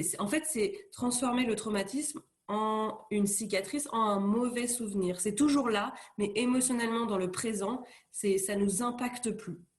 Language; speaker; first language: French; native; French